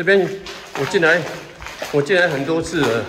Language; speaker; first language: Chinese; native; Chinese